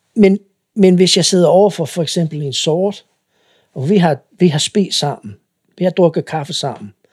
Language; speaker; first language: Danish; non-native, fluent; English